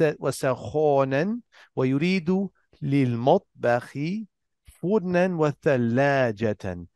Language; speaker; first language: Arabic; non-native, learner; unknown